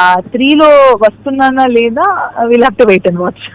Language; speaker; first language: Telugu; non-native, local second language; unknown